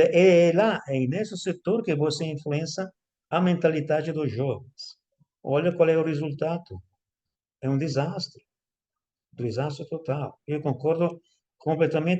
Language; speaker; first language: Portuguese; non-native, fluent; Italian